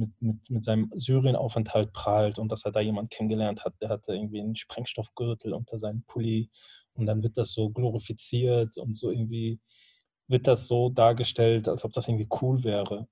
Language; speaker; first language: German; native; German